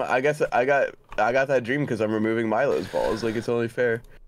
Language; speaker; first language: English; native; English